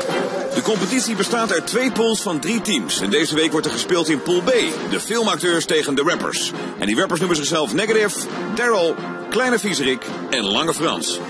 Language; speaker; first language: Dutch; native; Dutch